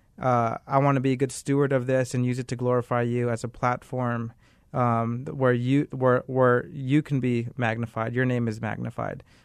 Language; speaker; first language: English; native; English